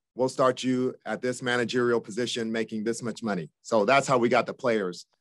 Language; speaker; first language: English; native; English